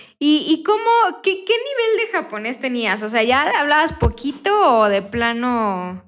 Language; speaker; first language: Spanish; native; Spanish